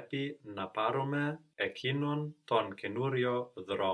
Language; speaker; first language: Greek; non-native, learner; English